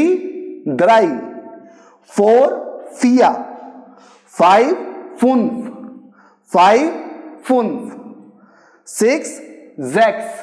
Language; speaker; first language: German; non-native, learner; Hindi